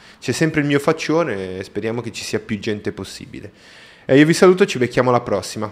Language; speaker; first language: Italian; native; Italian